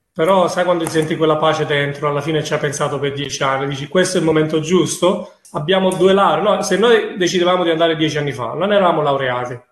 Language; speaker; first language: Italian; native; Italian